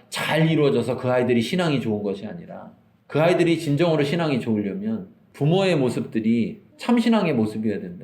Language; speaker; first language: Korean; native; Korean